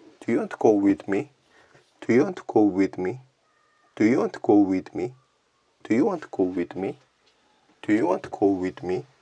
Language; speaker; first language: English; non-native, learner; Korean